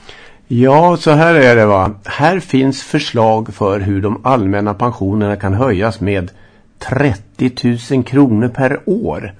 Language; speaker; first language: Swedish; native; Swedish